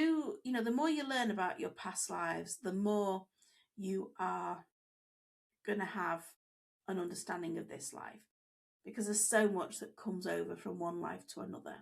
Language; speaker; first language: English; native; English